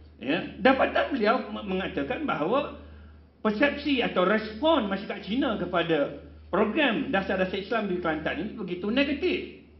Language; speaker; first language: Malay; non-native, local second language; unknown